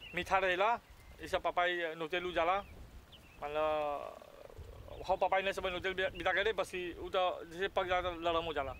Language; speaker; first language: Bhojpuri; native; Bhojpuri